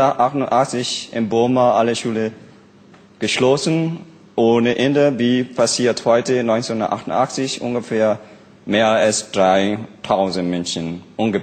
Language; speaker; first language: German; non-native, learner; Burmese